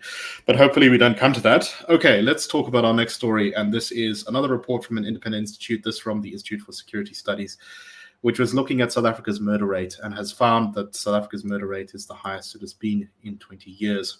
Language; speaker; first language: English; native; English